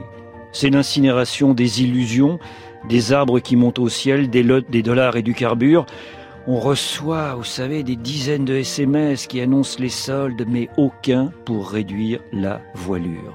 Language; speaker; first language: French; native; French